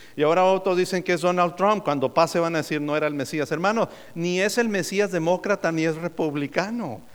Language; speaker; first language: Spanish; native; Spanish